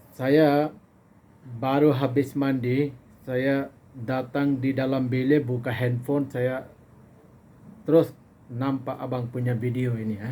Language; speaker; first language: Indonesian; non-native, fluent; Bangla